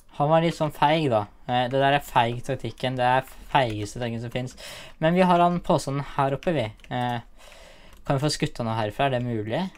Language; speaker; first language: Norwegian; native; Norwegian